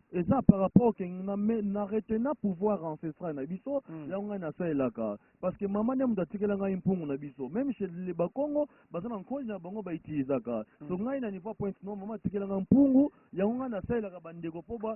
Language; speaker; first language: Lingala; non-native, local second language; Kongo